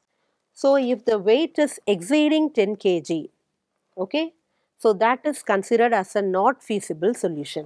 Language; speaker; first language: English; non-native, local second language; Tamil